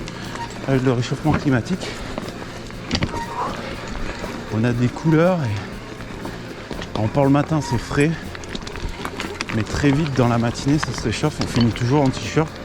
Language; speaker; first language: French; native; French